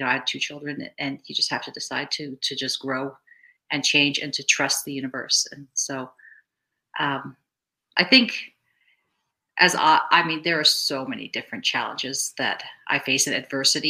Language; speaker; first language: English; native; English